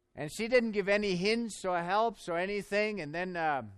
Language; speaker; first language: English; non-native, fluent; German